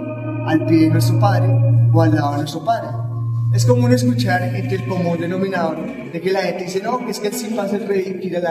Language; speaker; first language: Spanish; native; Spanish